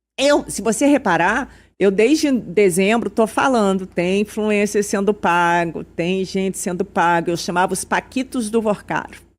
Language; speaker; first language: Portuguese; native; Portuguese